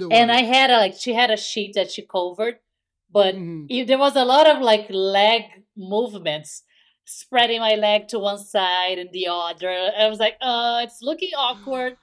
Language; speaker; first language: English; non-native, fluent; Portuguese